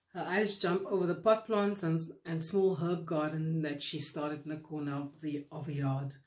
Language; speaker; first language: English; non-native, local second language; Afrikaans